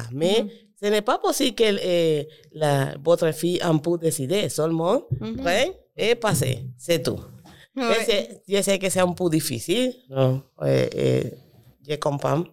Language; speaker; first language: French; non-native, learner; Spanish